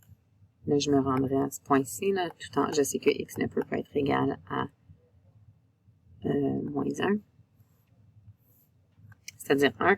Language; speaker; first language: French; native; French